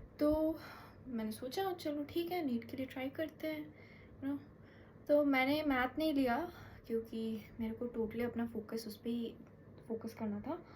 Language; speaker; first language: Hindi; non-native, local second language; Bangla